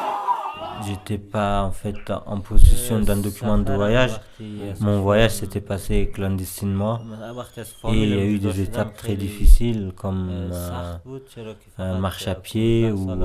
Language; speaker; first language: French; non-native, fluent; Persian